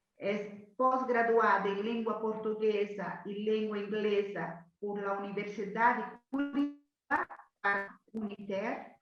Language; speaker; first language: Spanish; non-native, fluent; Portuguese